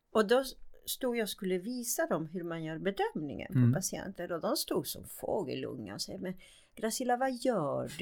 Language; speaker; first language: Swedish; non-native, fluent; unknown